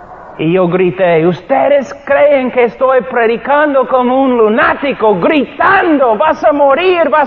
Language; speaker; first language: Spanish; non-native, fluent; English